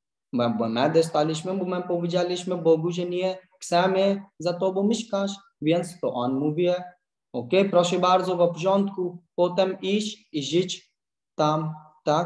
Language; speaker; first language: Polish; non-native, learner; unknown